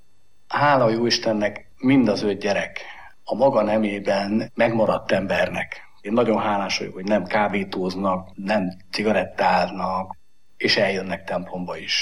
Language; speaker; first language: Hungarian; native; Hungarian